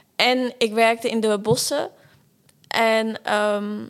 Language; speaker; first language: Dutch; early bilingual, other home language; Portuguese